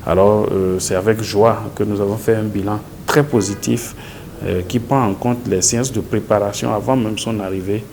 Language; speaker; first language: French; native; French